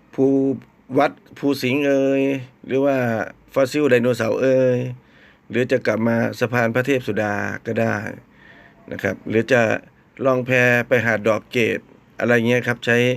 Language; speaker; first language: Thai; native; Thai